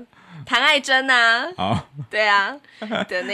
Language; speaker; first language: Chinese; native; Chinese